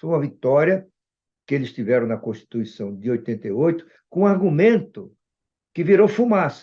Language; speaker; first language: Portuguese; native; Portuguese